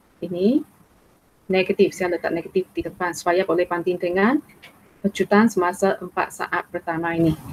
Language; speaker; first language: Malay; non-native, local second language; Chinese